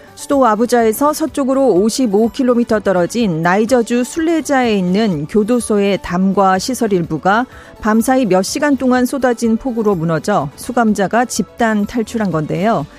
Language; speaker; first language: Korean; native; Korean